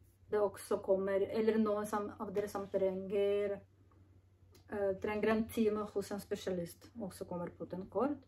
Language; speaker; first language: Norwegian; non-native, learner; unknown